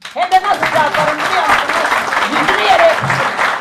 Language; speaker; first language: Turkish; native; Turkish